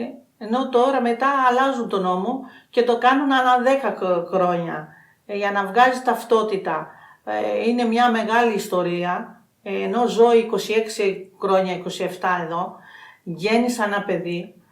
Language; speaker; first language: Greek; non-native, fluent; Albanian